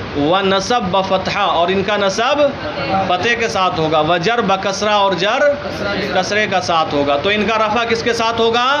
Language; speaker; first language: Urdu; native; Urdu